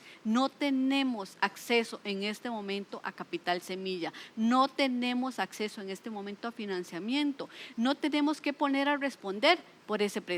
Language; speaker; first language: Spanish; native; Spanish